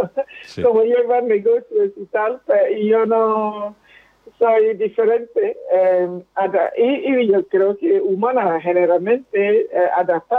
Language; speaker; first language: Spanish; non-native, fluent; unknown